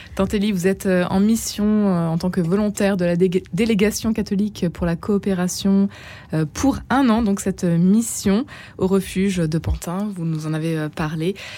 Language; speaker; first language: French; native; French